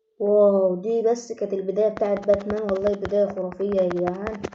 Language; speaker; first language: Arabic; native; Arabic